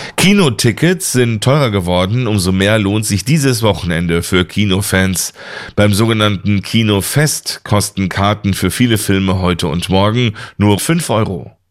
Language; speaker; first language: German; native; German